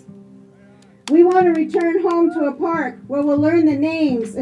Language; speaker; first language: English; native; English